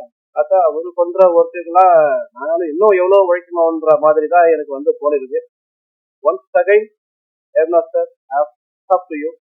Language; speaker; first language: Tamil; native; Tamil